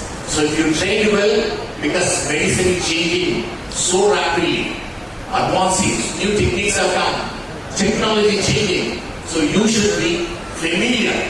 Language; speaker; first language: English; non-native, local second language; Telugu